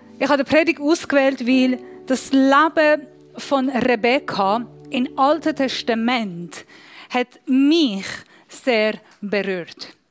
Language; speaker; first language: German; non-native, fluent; Persian